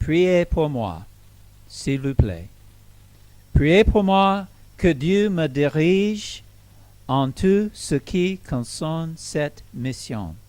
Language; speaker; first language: French; non-native, learner; English